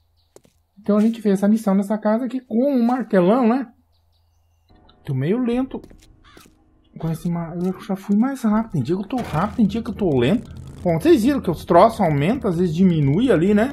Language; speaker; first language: Portuguese; native; Portuguese